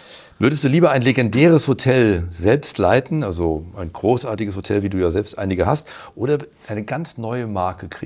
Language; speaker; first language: German; native; German